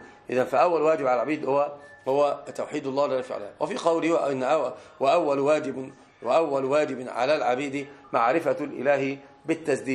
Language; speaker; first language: Arabic; native; Arabic